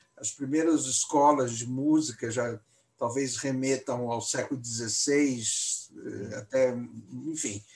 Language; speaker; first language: Portuguese; native; Portuguese